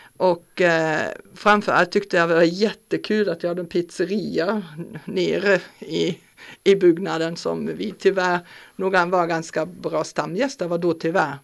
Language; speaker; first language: Swedish; non-native, fluent; German